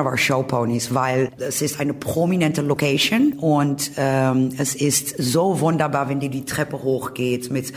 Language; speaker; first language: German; non-native, learner; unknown